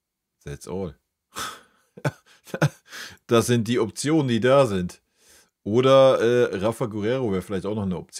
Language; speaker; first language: German; native; German